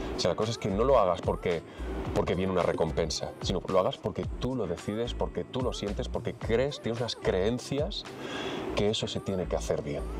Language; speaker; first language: Spanish; native; Spanish